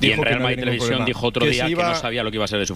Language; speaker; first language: Spanish; native; Spanish